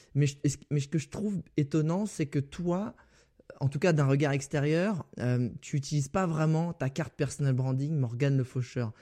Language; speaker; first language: French; native; French